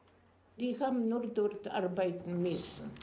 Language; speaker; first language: German; non-native, fluent; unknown